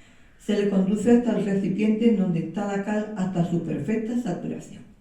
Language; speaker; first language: Spanish; native; Spanish